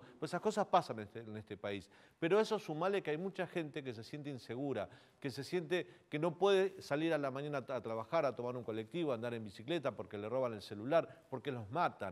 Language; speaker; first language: Spanish; native; Spanish